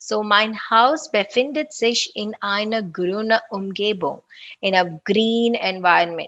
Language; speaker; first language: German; non-native, fluent; Tamil